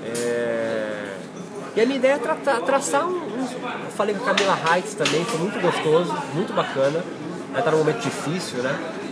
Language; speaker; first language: Portuguese; native; Portuguese